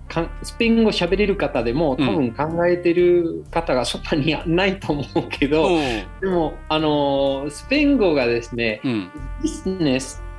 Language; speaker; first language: Japanese; non-native, learner; Spanish